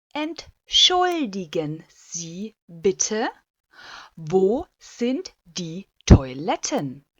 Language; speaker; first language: German; non-native, fluent; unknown